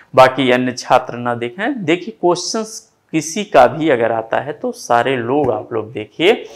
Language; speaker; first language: Hindi; native; Hindi